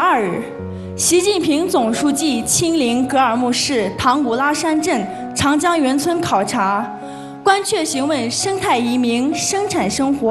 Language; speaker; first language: Chinese; non-native, local second language; Tibetan